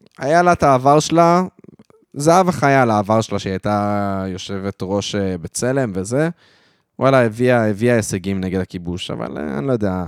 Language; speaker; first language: Hebrew; early bilingual, other home language; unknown